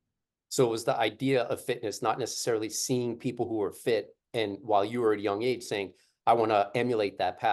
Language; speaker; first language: English; native; English